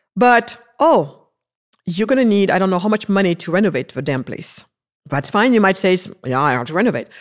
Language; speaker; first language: English; early bilingual, other home language; Wolof